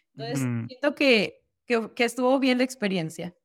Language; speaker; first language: Spanish; native; Spanish